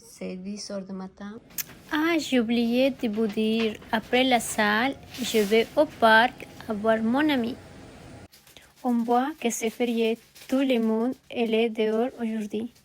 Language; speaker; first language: French; non-native, learner; Spanish